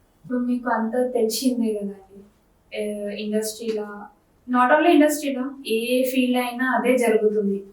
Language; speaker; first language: Telugu; non-native, local second language; Bangla